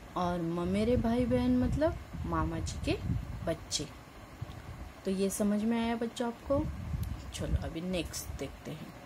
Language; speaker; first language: Hindi; non-native, local second language; Marathi